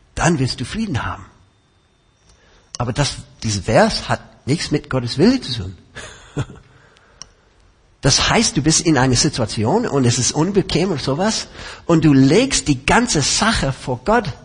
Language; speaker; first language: German; non-native, fluent; English